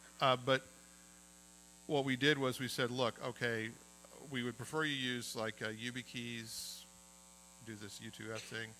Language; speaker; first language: English; native; English